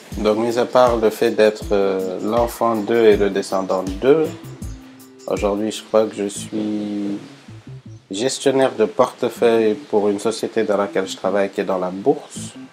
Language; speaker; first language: French; non-native, local second language; Wolof